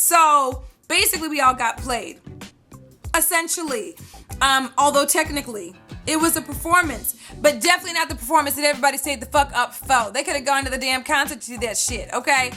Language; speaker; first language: English; native; English